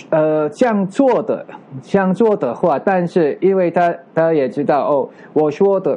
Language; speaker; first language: Chinese; non-native, learner; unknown